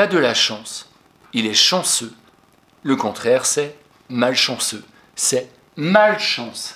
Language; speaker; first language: French; native; French